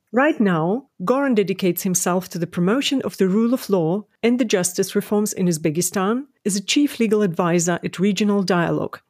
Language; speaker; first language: English; non-native, fluent; Ukrainian